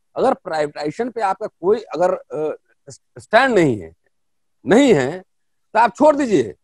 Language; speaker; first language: Hindi; native; Hindi